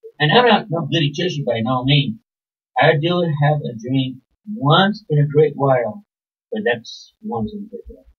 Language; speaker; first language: English; early bilingual, other home language; Spanish